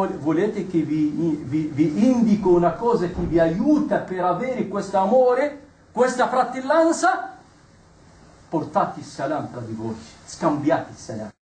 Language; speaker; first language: Italian; non-native, fluent; Arabic